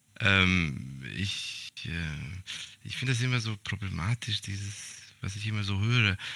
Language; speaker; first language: German; early bilingual, other home language; Serbian